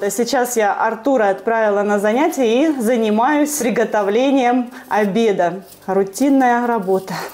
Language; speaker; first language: Russian; native; Russian